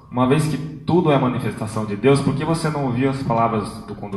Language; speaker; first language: Portuguese; native; Portuguese